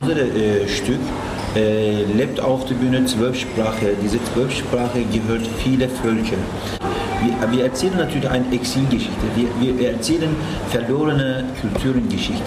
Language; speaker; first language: German; non-native, learner; Turkish